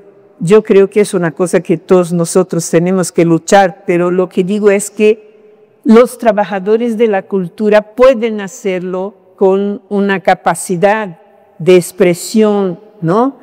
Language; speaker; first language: Spanish; non-native, fluent; Portuguese